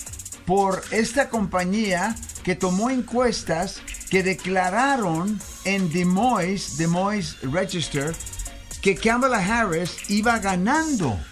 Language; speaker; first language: Spanish; native; Spanish